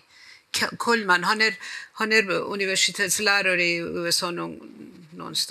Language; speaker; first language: Swedish; non-native, fluent; Persian